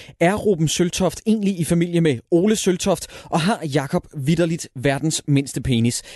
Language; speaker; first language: Danish; native; Danish